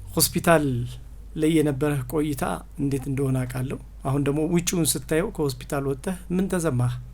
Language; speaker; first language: Amharic; native; Amharic